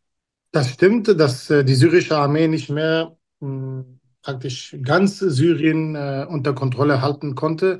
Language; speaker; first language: German; non-native, fluent; Kurdish